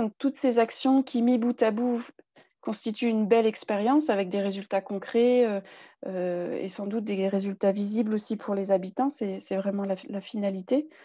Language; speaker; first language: French; native; French